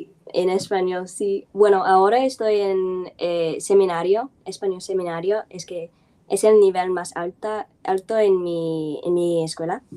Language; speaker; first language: Spanish; non-native, learner; English